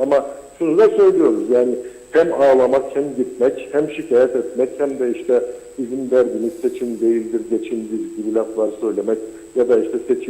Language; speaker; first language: Turkish; native; Turkish